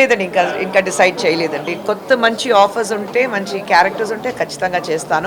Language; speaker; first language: Telugu; non-native, learner; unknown